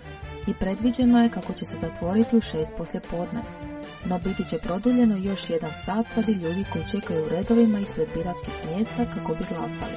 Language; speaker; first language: Croatian; native; Croatian